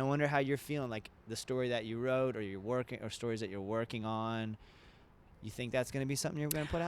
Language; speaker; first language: English; native; English